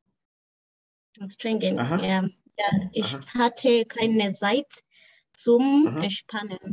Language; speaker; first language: German; non-native, learner; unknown